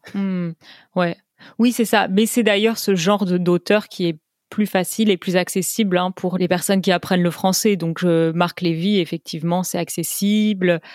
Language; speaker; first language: French; native; French